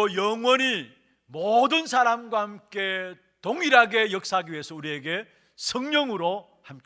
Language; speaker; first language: Korean; native; Korean